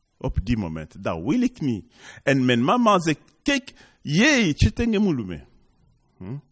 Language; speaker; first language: Dutch; non-native, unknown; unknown